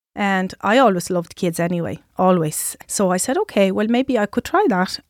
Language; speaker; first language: English; non-native, fluent; Italian